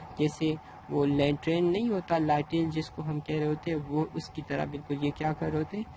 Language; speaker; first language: Urdu; non-native, local second language; Pashto